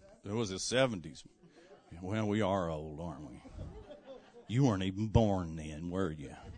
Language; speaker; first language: English; native; English